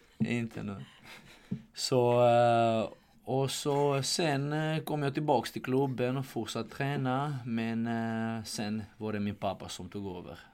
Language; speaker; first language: Swedish; non-native, fluent; Georgian